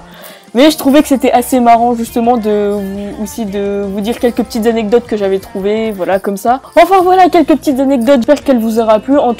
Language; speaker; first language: French; native; French